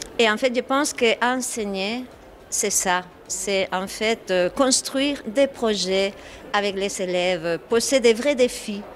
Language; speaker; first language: French; non-native, fluent; Spanish